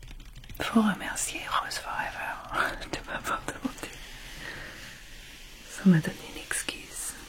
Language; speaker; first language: French; non-native, fluent; English